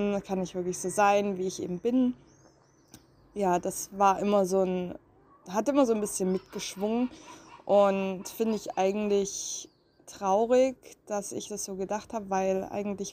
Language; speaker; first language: German; native; German